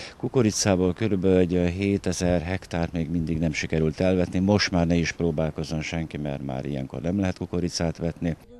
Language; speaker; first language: Hungarian; native; Hungarian